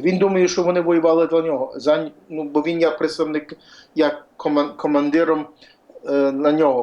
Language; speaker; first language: Ukrainian; early bilingual, heritage; Ukrainian